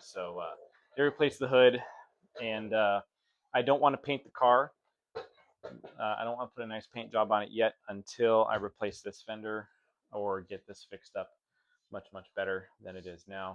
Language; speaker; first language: English; native; English